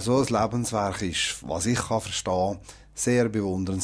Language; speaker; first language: German; native; German